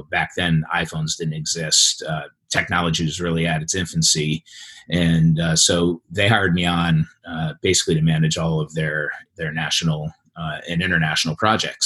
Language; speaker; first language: English; native; English